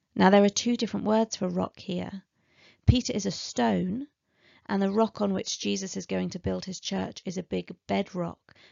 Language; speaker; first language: English; native; English